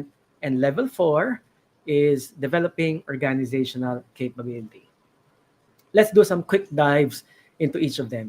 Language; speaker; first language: English; non-native, local second language; Filipino